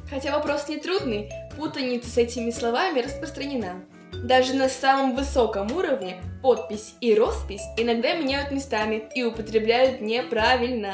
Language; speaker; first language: Russian; native; Russian